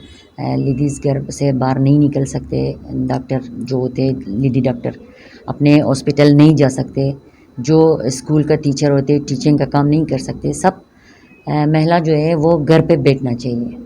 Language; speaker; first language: Hindi; non-native, learner; Pashto